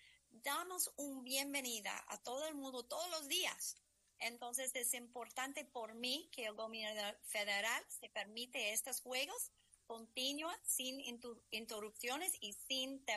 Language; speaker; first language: Spanish; non-native, learner; English